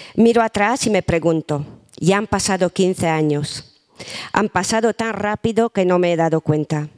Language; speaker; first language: Spanish; non-native, fluent; Romanian